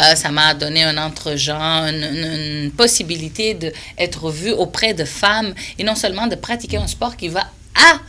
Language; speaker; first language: French; non-native, fluent; Portuguese